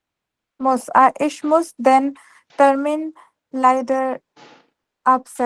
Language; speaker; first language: German; non-native, learner; Urdu